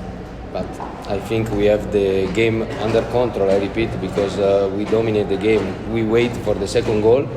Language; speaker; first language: English; non-native, learner; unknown